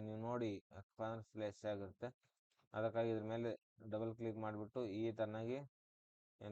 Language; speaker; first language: Kannada; native; Kannada